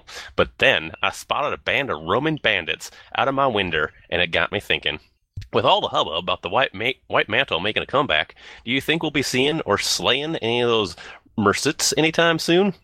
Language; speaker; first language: English; native; English